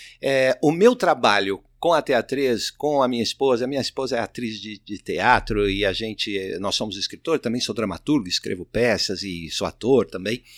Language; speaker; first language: Portuguese; native; Portuguese